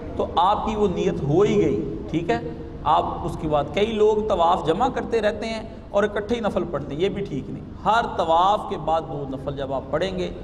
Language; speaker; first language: Urdu; non-native, local second language; Punjabi